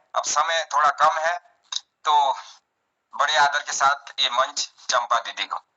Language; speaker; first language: Hindi; non-native, local second language; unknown